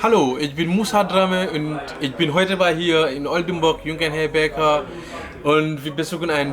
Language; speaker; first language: German; non-native, learner; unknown